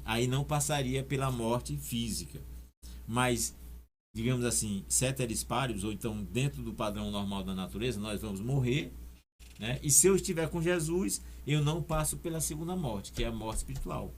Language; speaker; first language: Portuguese; native; Portuguese